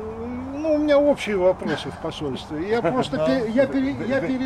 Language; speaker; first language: Russian; native; Russian